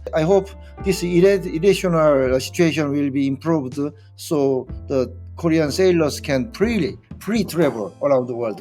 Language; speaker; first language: English; non-native, learner; Korean